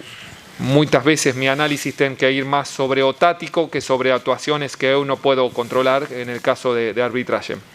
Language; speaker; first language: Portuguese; non-native, learner; Spanish